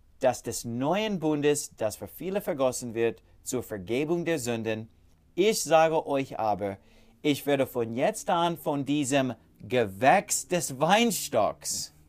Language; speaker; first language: German; non-native, fluent; English